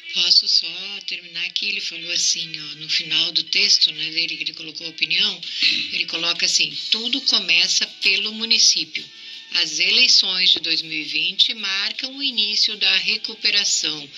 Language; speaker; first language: Portuguese; native; Portuguese